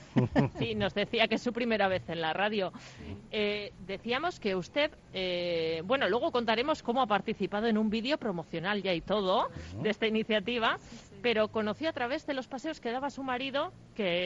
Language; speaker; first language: Spanish; native; Spanish